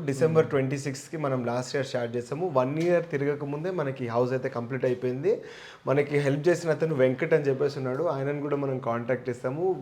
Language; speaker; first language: Telugu; native; Telugu